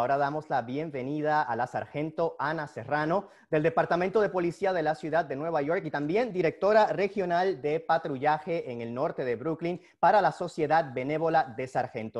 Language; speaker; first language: Spanish; native; Spanish